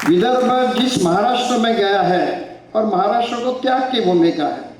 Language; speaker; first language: Hindi; non-native, local second language; Marathi